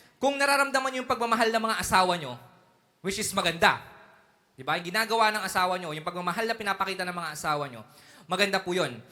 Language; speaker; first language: Filipino; native; Filipino